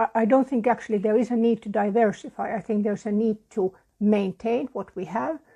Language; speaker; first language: English; non-native, fluent; Finnish